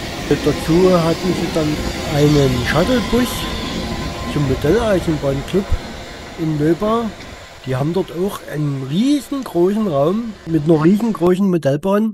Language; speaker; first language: German; native; German